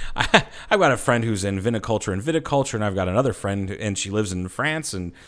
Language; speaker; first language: English; native; English